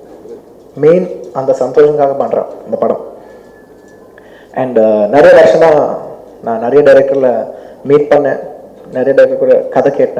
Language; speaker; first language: Tamil; non-native, local second language; Telugu